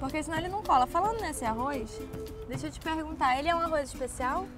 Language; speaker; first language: Portuguese; native; Portuguese